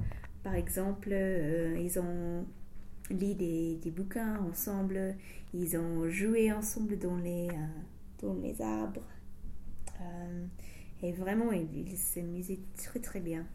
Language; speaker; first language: French; non-native, learner; English